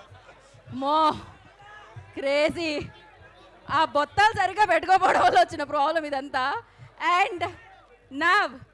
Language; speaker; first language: Telugu; native; Telugu